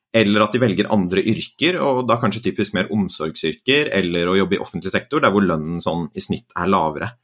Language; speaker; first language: Norwegian; native; Norwegian